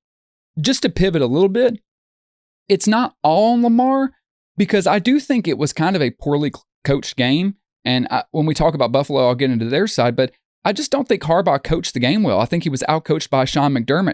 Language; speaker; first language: English; native; English